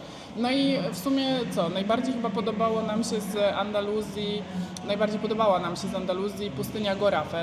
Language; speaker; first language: Polish; native; Polish